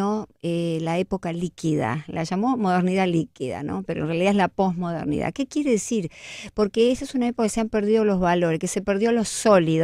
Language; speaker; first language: Spanish; native; Spanish